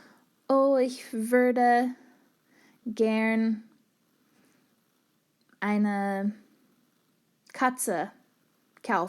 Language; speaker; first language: German; non-native, fluent; English